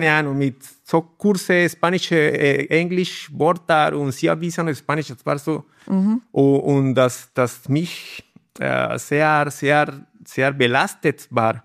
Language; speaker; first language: German; non-native, learner; Spanish